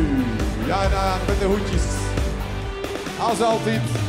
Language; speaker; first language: Dutch; native; Dutch